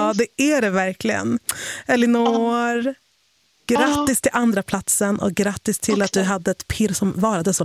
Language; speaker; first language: Swedish; native; Swedish